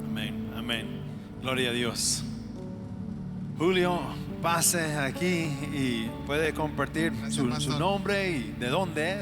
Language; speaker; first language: Spanish; non-native, fluent; English